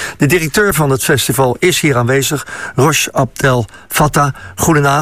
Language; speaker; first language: Dutch; native; Dutch